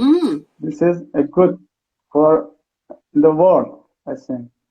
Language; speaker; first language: English; non-native, learner; Persian